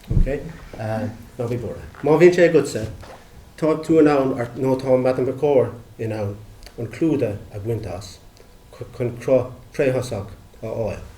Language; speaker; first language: Irish; non-native, local second language; English